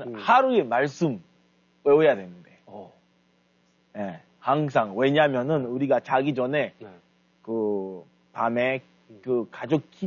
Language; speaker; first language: Korean; non-native, fluent; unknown